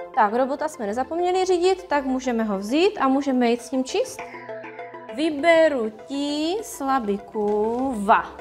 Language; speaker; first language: Czech; native; Czech